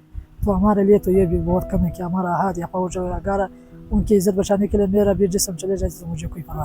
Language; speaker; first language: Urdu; non-native, local second language; Pashto